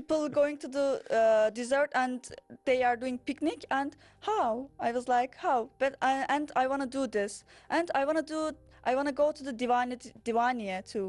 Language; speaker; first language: English; non-native, learner; Turkish